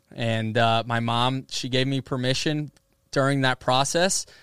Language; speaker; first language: English; native; English